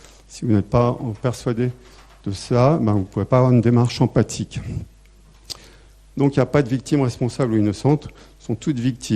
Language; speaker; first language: French; native; French